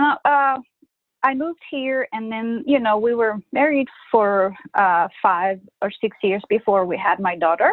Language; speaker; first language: English; non-native, fluent; Spanish